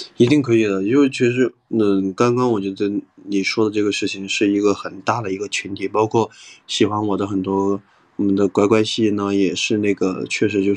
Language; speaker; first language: Chinese; native; Chinese